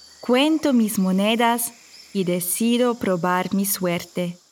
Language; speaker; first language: Spanish; non-native, fluent; German